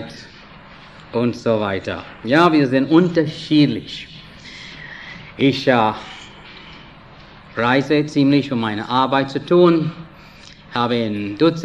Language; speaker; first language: German; non-native, fluent; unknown